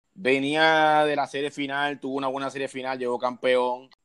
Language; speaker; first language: Spanish; native; Spanish